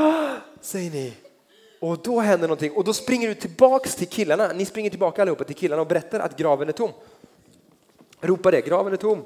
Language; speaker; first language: Swedish; native; Swedish